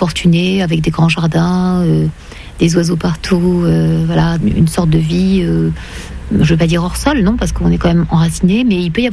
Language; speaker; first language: French; native; French